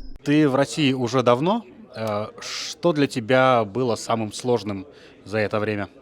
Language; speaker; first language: Russian; native; Russian